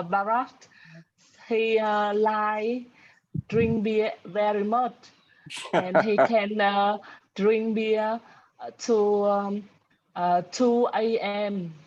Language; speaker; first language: English; non-native, learner; Vietnamese